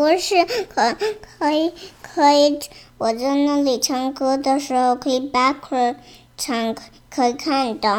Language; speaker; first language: Chinese; early bilingual, other home language; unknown